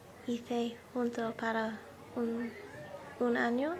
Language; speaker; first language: Spanish; non-native, learner; English